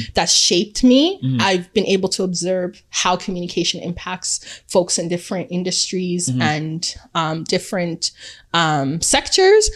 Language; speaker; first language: English; early bilingual, other home language; Akan